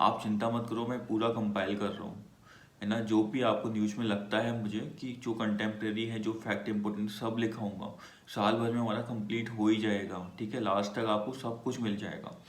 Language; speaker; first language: Hindi; native; Hindi